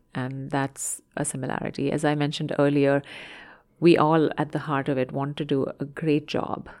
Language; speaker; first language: English; non-native, local second language; Hindi